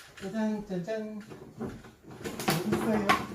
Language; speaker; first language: Korean; native; Korean